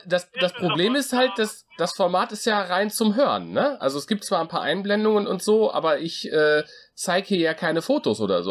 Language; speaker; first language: German; native; German